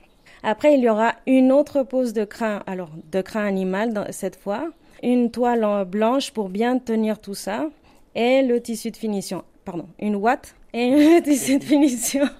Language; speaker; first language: French; non-native, fluent; Spanish